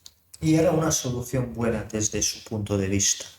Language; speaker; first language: Spanish; non-native, fluent; Serbian